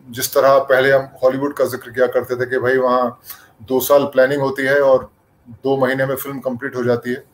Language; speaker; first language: Hindi; native; Hindi